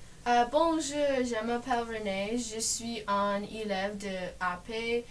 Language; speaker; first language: French; non-native, learner; English